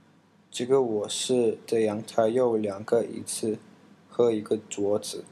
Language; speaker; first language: Chinese; non-native, learner; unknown